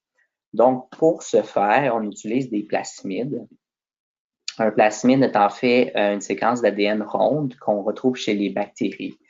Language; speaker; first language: French; native; French